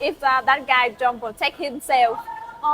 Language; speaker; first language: English; non-native, learner; Vietnamese